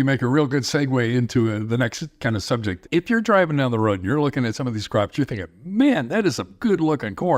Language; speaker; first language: English; native; English